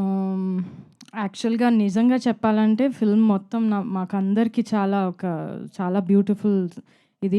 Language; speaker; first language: Telugu; non-native, fluent; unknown